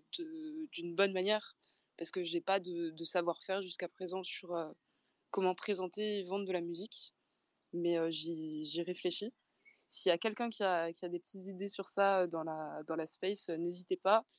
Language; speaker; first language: French; native; French